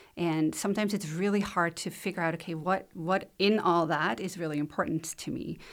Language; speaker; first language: English; non-native, fluent; Dutch